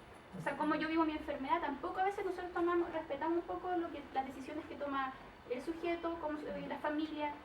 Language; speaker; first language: Spanish; native; Spanish